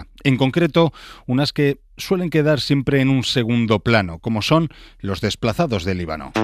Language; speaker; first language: Spanish; native; Spanish